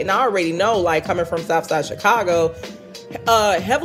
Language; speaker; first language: English; native; English